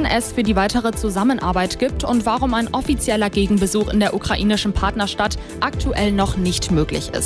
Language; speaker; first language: German; native; German